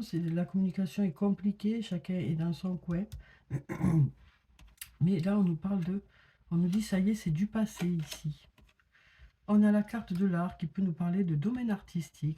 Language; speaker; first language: French; native; French